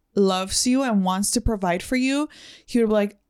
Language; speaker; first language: English; non-native, fluent; Spanish